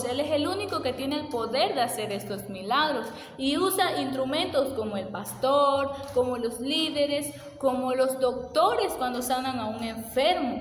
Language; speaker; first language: Spanish; native; Spanish